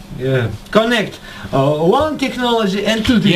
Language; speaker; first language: English; non-native, learner; Russian